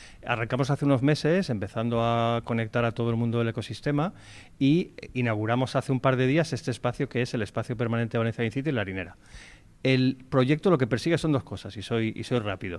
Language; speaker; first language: Spanish; native; Spanish